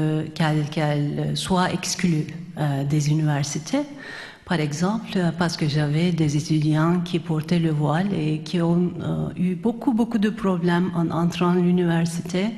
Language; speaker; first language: French; non-native, fluent; Turkish